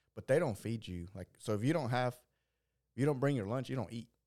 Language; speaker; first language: English; early bilingual, other home language; Spanish